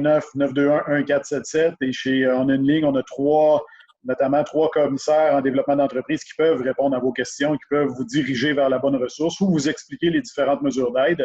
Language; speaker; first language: French; native; French